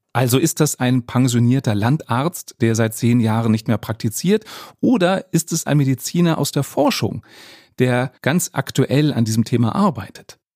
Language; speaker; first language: German; native; German